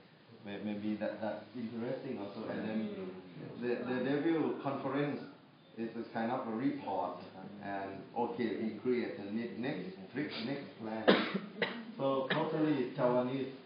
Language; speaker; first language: English; non-native, fluent; Thai